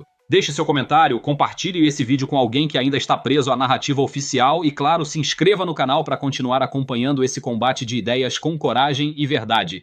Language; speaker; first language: Portuguese; native; Portuguese